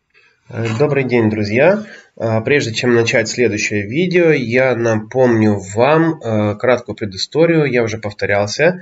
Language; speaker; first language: Russian; native; Russian